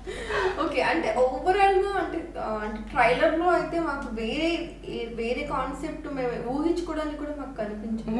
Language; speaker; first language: Telugu; native; Telugu